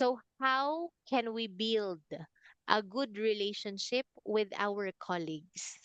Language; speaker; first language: English; non-native, fluent; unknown